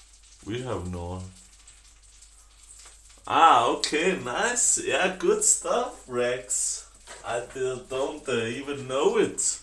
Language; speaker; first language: English; non-native, learner; Danish